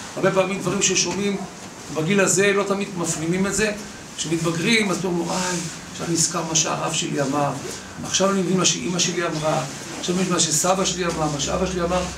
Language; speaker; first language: Hebrew; native; Hebrew